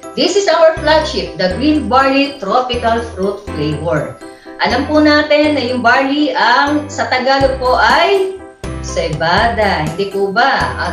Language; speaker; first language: Filipino; native; Filipino